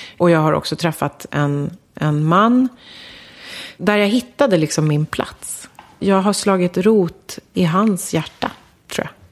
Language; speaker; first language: Swedish; early bilingual, other home language; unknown